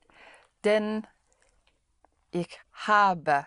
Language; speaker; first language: German; non-native, learner; English